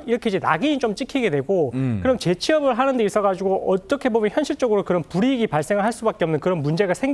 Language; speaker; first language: Korean; native; Korean